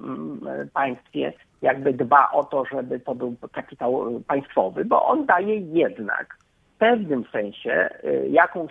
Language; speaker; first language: Polish; native; Polish